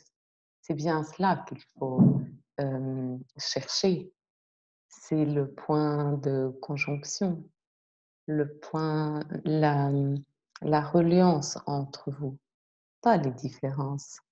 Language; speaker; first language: French; native; French